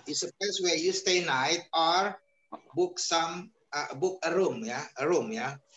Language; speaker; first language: English; non-native, fluent; Indonesian